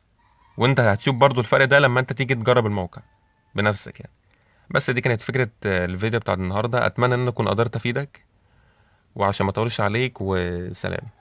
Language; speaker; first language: Arabic; native; Arabic